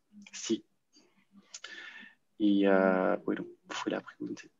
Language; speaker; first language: Spanish; non-native, learner; French